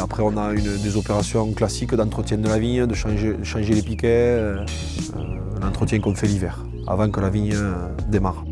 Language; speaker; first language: French; native; French